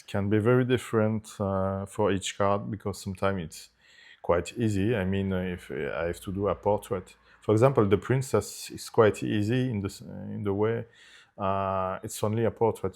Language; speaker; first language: English; non-native, fluent; Italian